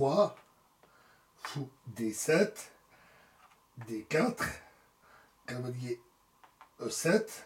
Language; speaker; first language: French; native; French